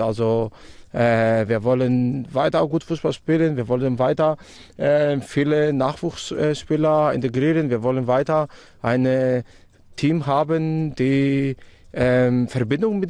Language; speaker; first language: German; non-native, fluent; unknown